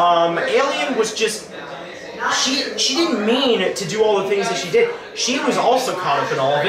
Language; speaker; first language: English; native; English